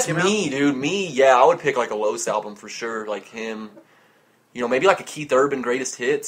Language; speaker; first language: English; native; English